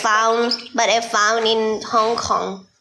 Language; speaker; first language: English; non-native, learner; Thai